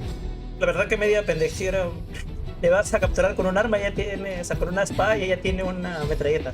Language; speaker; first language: Spanish; native; Spanish